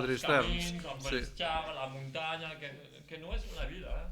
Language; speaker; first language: Catalan; non-native, local second language; French